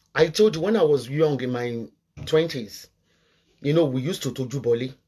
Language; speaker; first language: English; non-native, local second language; Yoruba